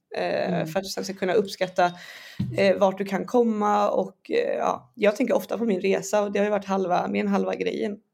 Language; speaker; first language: Swedish; native; Swedish